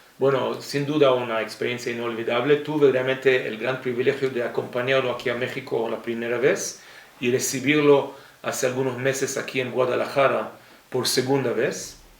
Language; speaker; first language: Spanish; non-native, fluent; Hebrew